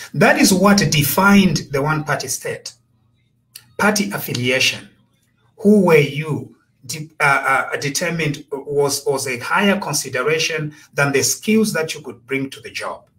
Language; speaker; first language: English; non-native, local second language; Bemba